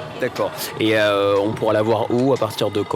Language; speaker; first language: French; native; French